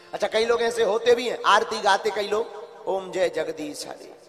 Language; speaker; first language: Hindi; native; Hindi